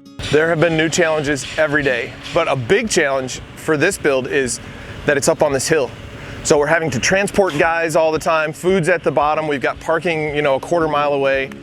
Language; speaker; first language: English; native; English